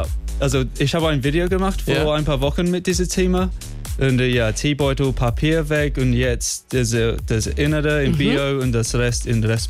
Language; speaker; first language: German; non-native, fluent; English